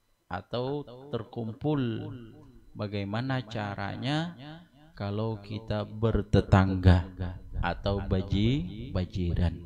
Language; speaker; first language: Indonesian; non-native, local second language; Banjar